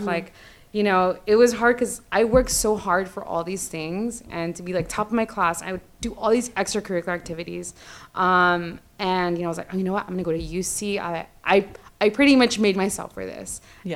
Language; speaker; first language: English; native; English